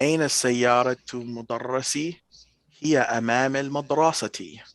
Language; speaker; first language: Arabic; non-native, learner; English